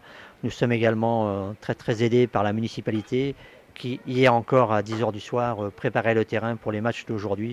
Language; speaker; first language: French; native; French